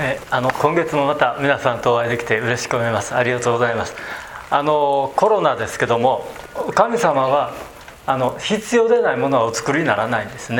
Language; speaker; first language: Japanese; native; Japanese